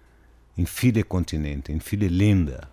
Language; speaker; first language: German; non-native, learner; Portuguese